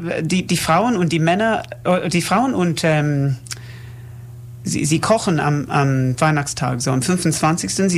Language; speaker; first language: German; non-native, learner; English